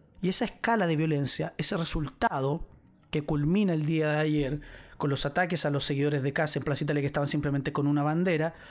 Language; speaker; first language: Spanish; native; Spanish